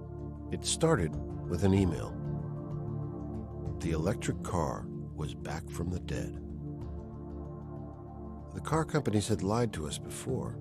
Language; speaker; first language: English; native; English